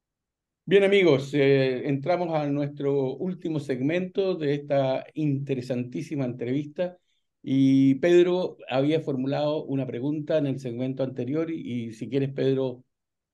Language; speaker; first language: Spanish; native; Spanish